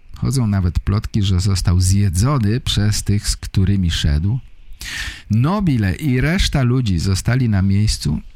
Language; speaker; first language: Polish; native; Polish